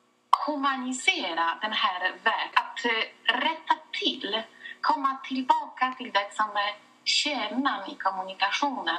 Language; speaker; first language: Swedish; non-native, fluent; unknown